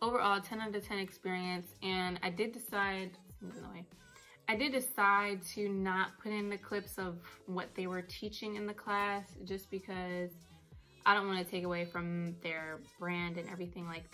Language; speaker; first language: English; native; English